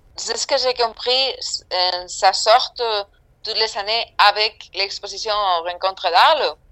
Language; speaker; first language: French; non-native, fluent; Spanish